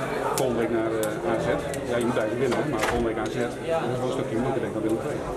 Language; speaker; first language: Dutch; native; Dutch